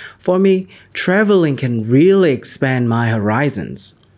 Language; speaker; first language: English; non-native, fluent; Vietnamese